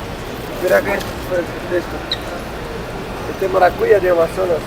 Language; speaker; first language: Spanish; non-native, learner; Portuguese